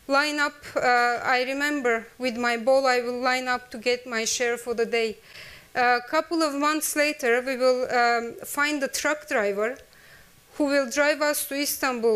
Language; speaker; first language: English; non-native, fluent; Turkish